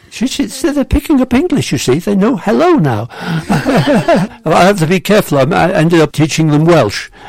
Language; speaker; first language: English; native; English